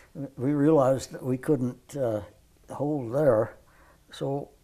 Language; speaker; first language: English; native; English